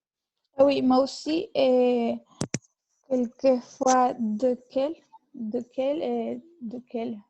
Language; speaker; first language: French; non-native, learner; Spanish